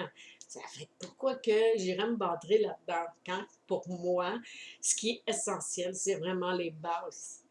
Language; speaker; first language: French; native; French